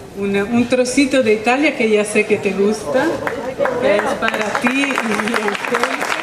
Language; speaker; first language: Spanish; non-native, fluent; Italian